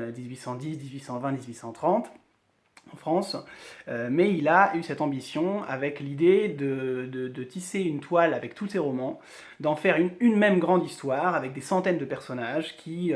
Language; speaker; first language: French; native; French